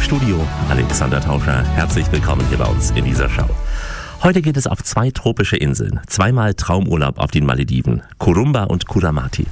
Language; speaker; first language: German; native; German